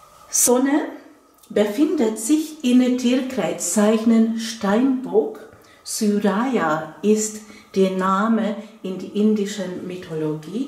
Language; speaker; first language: German; non-native, fluent; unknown